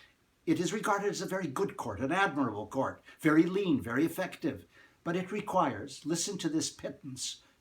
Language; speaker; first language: English; native; English